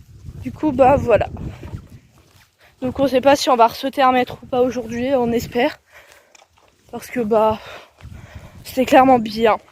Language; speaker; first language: French; native; French